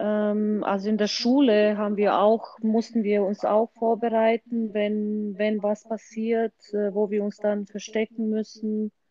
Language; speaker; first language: German; non-native, fluent; Croatian